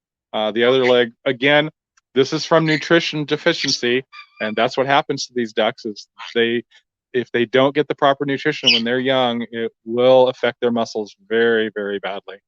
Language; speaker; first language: English; native; English